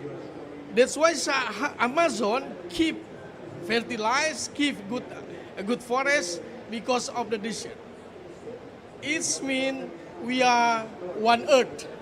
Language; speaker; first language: English; non-native, fluent; Indonesian